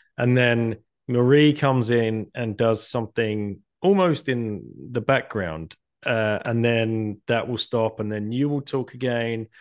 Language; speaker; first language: English; native; English